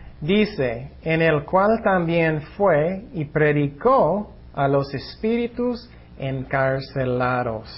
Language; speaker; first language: Spanish; non-native, fluent; English